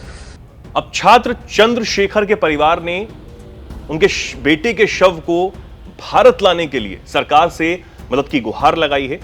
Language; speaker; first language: Hindi; native; Hindi